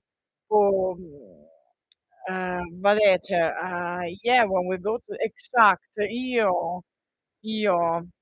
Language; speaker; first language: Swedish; non-native, learner; Italian